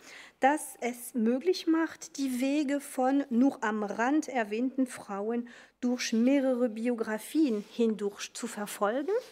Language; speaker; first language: German; non-native, fluent; French